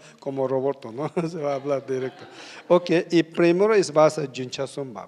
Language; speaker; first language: Spanish; non-native, learner; Tibetan